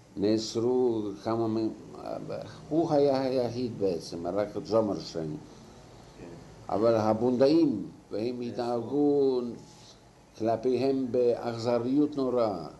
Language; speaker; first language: Hebrew; non-native, fluent; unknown